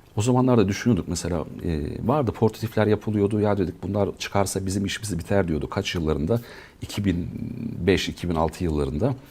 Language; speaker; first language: Turkish; native; Turkish